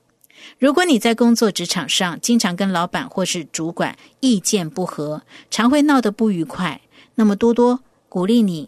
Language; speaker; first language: Chinese; native; Chinese